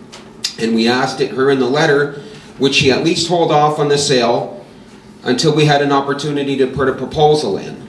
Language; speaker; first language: English; native; English